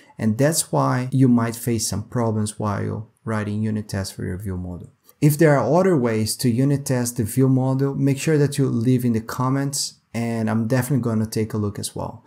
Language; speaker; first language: English; non-native, fluent; Portuguese